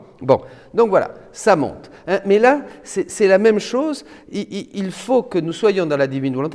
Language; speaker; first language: French; native; French